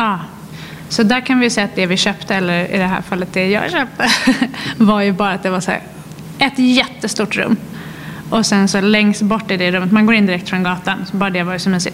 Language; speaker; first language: Swedish; native; Swedish